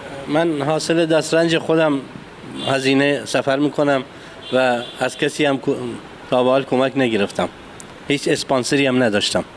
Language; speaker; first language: Persian; non-native, local second language; Kurdish